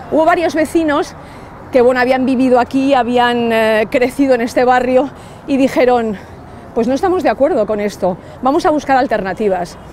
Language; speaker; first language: Spanish; native; Spanish